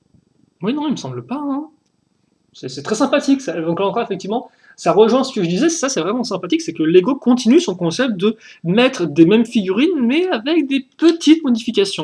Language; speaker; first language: French; native; French